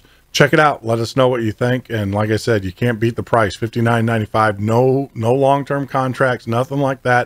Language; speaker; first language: English; native; English